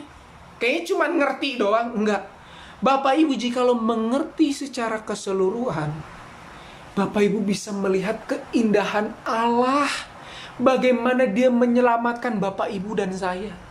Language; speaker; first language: Indonesian; native; Indonesian